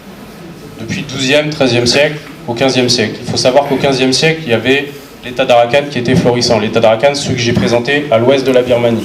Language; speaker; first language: French; native; French